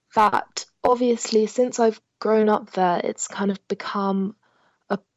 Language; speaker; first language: English; non-native, local second language; French